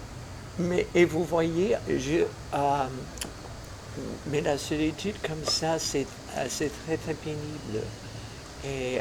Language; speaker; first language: French; non-native, fluent; English